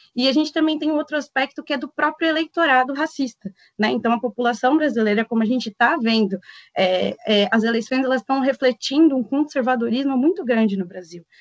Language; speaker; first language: Portuguese; native; Portuguese